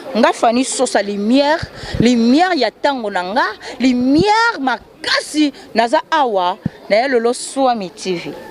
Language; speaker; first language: Lingala; native; Lingala